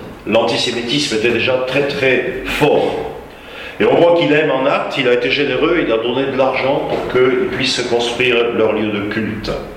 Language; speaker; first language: French; native; French